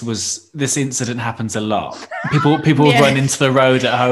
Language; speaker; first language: English; native; English